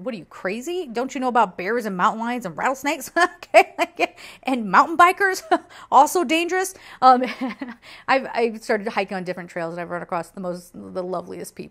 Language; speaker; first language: English; native; English